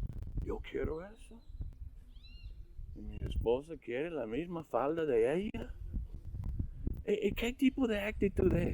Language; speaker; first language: Spanish; non-native, learner; English